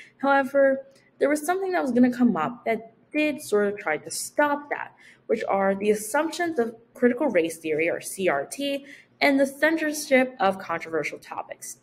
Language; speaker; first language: English; native; English